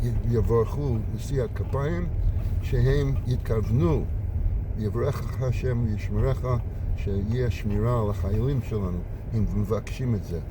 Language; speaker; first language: Hebrew; non-native, fluent; English